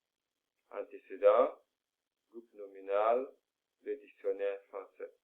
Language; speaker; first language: French; non-native, fluent; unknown